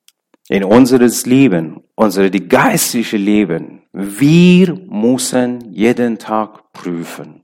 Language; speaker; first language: German; non-native, learner; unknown